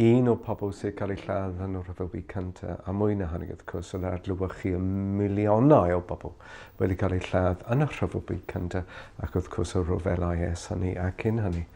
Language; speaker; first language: Welsh; non-native, fluent; English